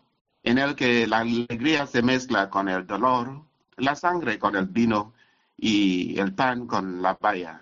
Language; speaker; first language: Spanish; non-native, fluent; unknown